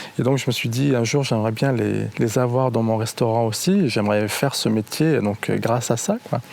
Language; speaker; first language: French; non-native, local second language; Arabic